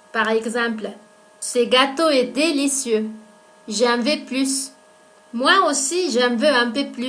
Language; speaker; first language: French; non-native, fluent; Spanish